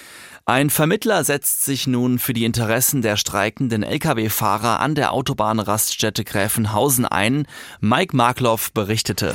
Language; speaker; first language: German; native; German